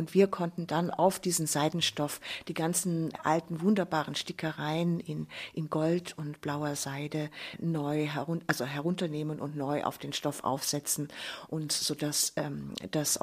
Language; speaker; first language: German; native; German